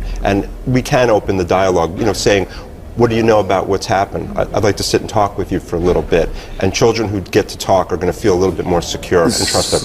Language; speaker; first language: English; native; English